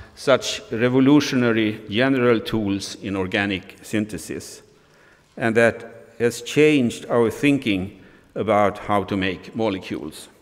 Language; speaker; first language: English; non-native, fluent; Swedish